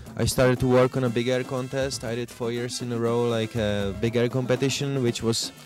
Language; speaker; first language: English; non-native, fluent; Czech